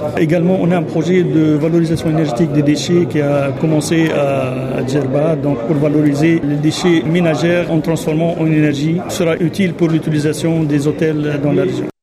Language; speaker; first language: French; non-native, local second language; Arabic